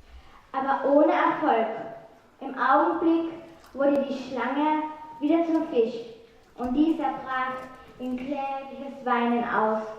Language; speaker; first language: German; native; German